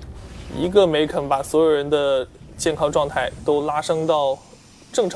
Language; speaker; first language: Chinese; native; Chinese